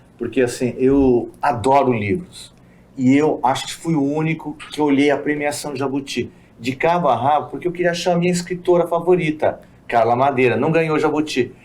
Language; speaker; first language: Portuguese; native; Portuguese